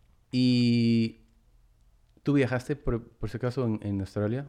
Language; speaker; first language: Spanish; early bilingual, heritage; Spanish